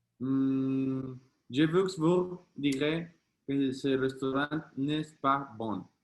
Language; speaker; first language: French; non-native, learner; Spanish